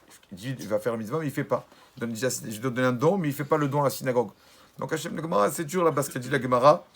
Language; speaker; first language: French; native; French